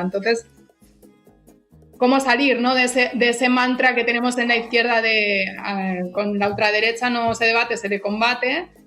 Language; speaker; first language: Spanish; native; Spanish